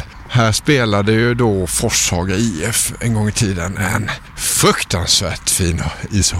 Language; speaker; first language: Swedish; native; Swedish